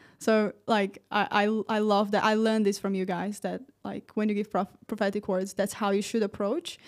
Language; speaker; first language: English; non-native, fluent; Portuguese